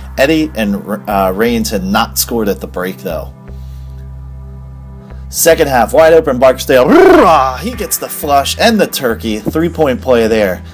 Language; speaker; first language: English; native; English